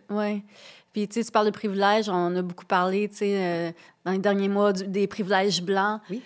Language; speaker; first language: French; native; French